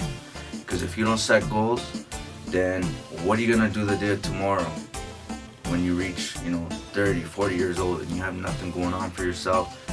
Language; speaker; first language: English; early bilingual, other home language; Spanish